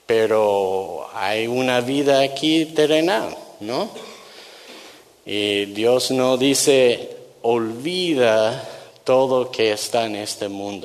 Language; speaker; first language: Spanish; non-native, fluent; English